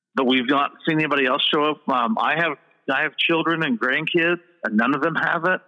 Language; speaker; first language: English; native; English